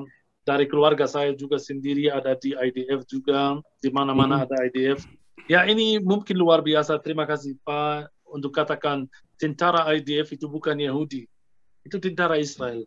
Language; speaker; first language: Indonesian; non-native, fluent; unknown